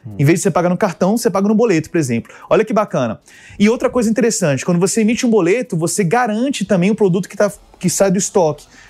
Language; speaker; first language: Portuguese; early bilingual, other home language; English